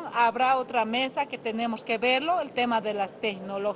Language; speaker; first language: Spanish; native; Spanish